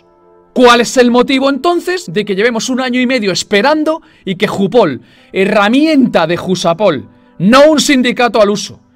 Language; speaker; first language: Spanish; native; Spanish